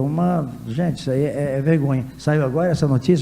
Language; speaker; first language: Portuguese; native; Portuguese